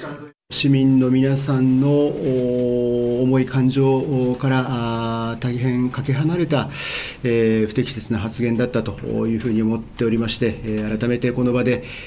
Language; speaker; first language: Japanese; native; Japanese